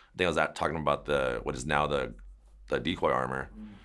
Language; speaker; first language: English; native; English